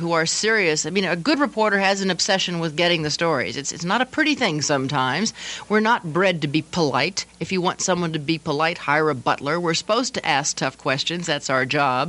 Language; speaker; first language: English; native; English